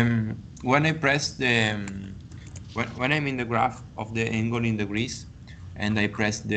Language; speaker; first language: English; non-native, learner; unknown